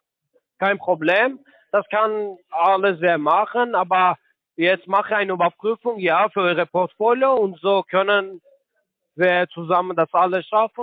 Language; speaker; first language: German; non-native, learner; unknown